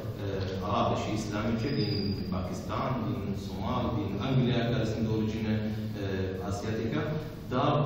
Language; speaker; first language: Romanian; non-native, fluent; Arabic